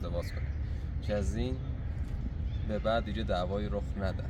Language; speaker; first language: Persian; native; Persian